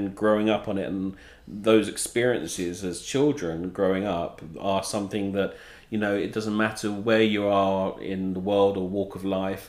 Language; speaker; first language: English; native; English